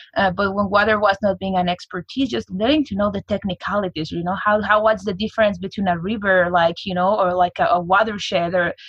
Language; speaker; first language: English; non-native, fluent; Spanish